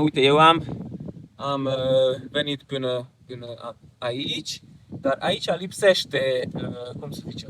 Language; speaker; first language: Romanian; non-native, local second language; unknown